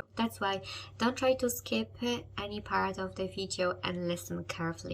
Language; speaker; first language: English; non-native, fluent; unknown